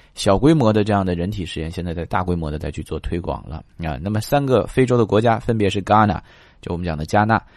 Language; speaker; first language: Chinese; native; Chinese